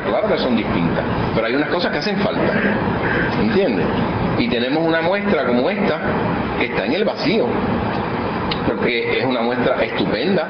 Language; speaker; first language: Spanish; native; Spanish